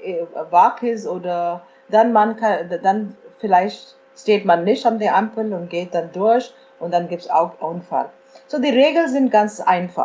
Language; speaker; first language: German; non-native, fluent; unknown